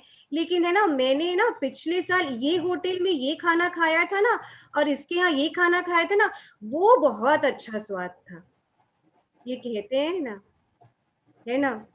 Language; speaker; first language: Hindi; native; Hindi